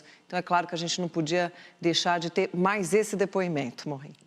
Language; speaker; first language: Portuguese; native; Portuguese